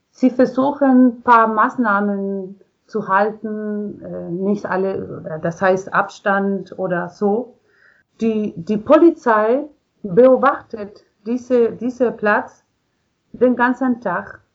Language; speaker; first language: German; non-native, learner; Spanish